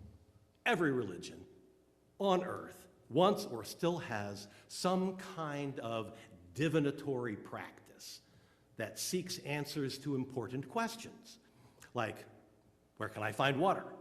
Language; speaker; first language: English; native; English